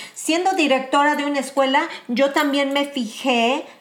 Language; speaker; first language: Spanish; early bilingual, heritage; Spanish